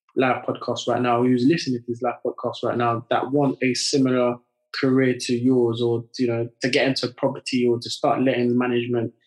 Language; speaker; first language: English; early bilingual, other home language; French